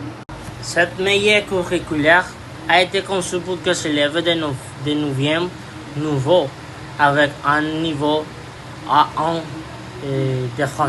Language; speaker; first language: French; non-native, fluent; Spanish